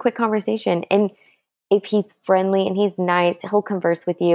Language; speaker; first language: English; non-native, fluent; French